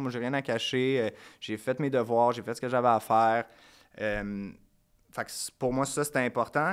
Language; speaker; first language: French; native; French